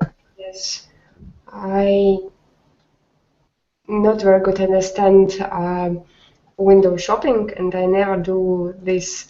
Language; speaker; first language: English; non-native, learner; Russian